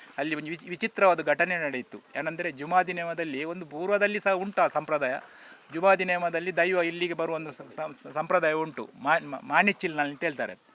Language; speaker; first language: Kannada; native; Kannada